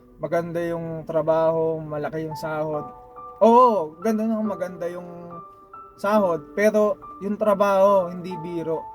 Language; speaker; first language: Filipino; native; Filipino